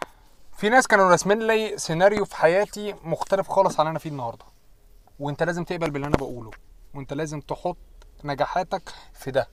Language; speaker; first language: Arabic; native; Arabic